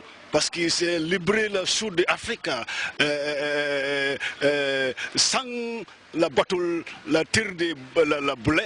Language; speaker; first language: French; non-native, learner; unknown